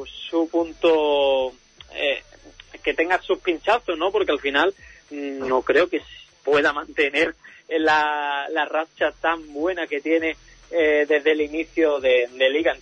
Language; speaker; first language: Spanish; native; Spanish